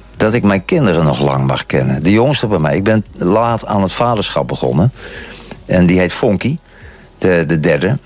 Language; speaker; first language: Dutch; native; Dutch